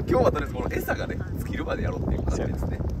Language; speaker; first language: Japanese; native; Japanese